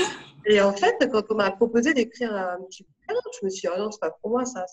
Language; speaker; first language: French; native; French